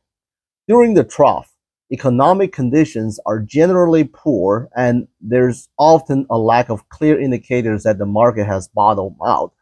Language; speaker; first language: English; non-native, fluent; Chinese